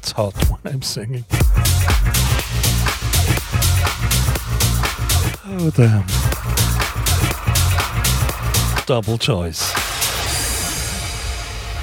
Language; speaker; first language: English; non-native, fluent; German